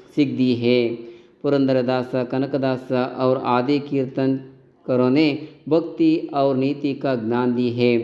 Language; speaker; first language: Hindi; non-native, local second language; Kannada